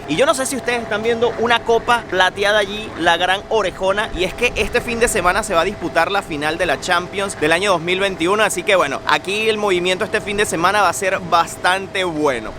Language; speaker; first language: Spanish; native; Spanish